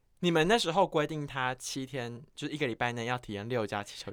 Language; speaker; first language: Chinese; native; Chinese